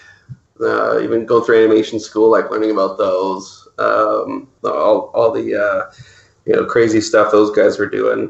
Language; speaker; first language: English; native; English